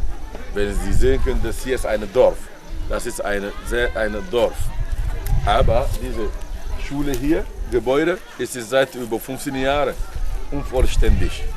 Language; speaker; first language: German; non-native, learner; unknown